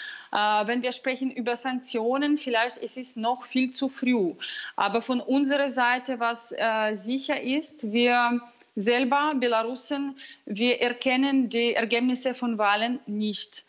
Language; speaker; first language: German; non-native, fluent; Russian